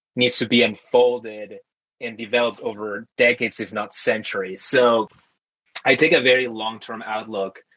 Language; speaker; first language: English; early bilingual, other home language; Spanish